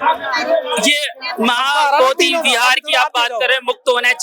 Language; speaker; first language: Hindi; native; Hindi